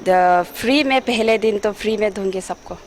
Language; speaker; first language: Hindi; non-native, local second language; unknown